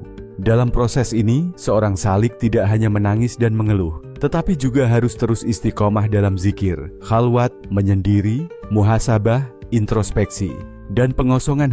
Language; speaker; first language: Indonesian; native; Indonesian